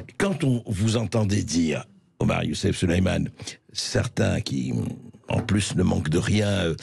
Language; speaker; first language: French; native; French